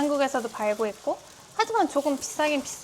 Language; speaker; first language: Korean; non-native, learner; Turkish